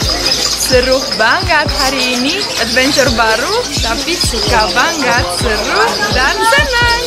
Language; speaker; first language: Indonesian; non-native, fluent; Romanian